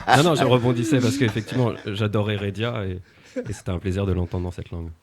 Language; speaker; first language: French; native; French